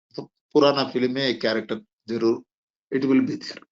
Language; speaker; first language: English; non-native, local second language; Telugu